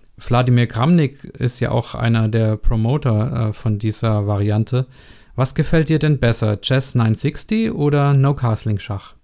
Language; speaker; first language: German; non-native, learner; Czech